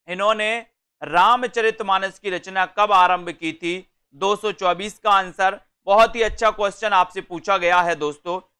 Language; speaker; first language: Hindi; native; Hindi